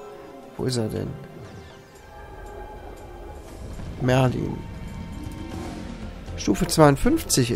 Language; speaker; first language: German; native; German